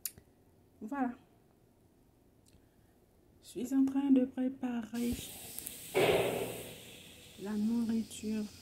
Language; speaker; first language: French; non-native, local second language; Haitian Creole